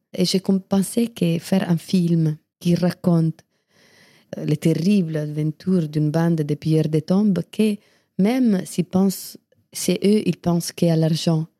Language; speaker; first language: French; non-native, fluent; Italian